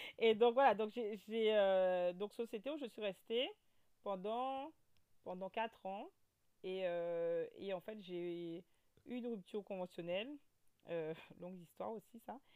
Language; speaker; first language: French; native; French